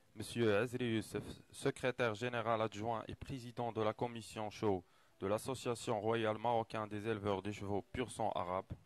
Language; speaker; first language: French; non-native, local second language; Arabic